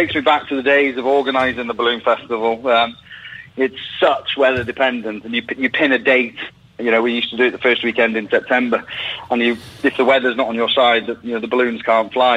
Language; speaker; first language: English; native; English